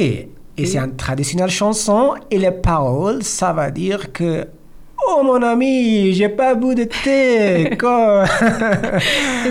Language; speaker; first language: French; non-native, learner; Persian